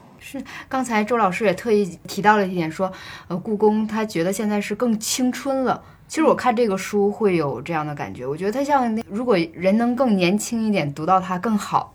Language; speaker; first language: Chinese; native; Chinese